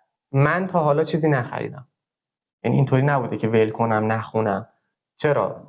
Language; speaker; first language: Persian; native; Persian